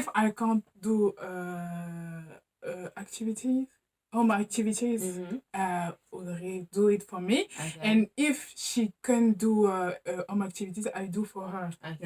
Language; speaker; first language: English; non-native, learner; French